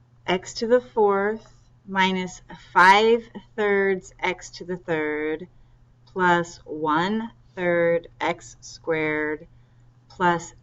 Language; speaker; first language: English; native; English